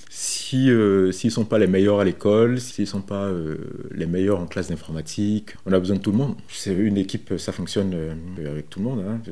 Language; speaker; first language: French; non-native, local second language; Fon